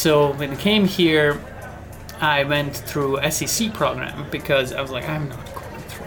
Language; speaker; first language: English; non-native, fluent; Bosnian